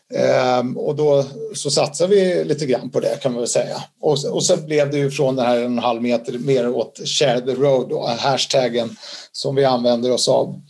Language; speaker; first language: Swedish; native; Swedish